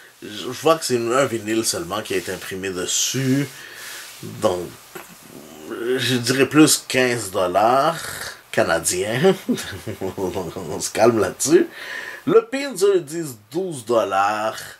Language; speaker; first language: French; native; French